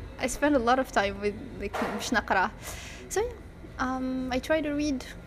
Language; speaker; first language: English; non-native, fluent; Arabic